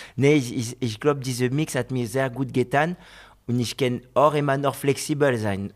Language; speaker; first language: German; non-native, fluent; French